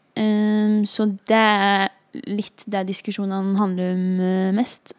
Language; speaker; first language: Norwegian; native; Norwegian